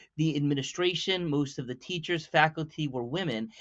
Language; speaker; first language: English; native; English